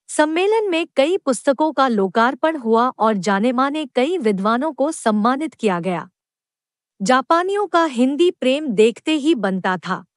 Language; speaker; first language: Hindi; non-native, local second language; Kannada